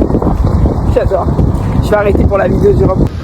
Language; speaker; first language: French; native; French